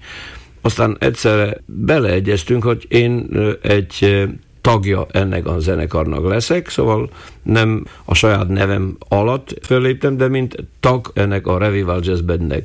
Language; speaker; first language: Hungarian; non-native, local second language; Slovak